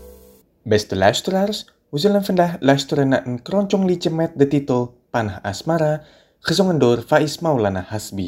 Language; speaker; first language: Dutch; non-native, fluent; Indonesian